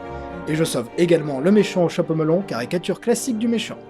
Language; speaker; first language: French; native; French